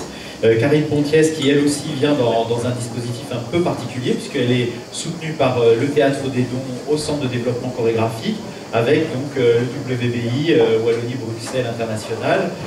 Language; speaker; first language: French; native; French